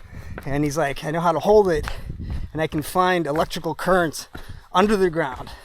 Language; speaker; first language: English; native; English